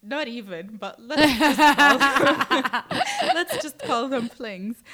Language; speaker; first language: English; early bilingual, other home language; Arabic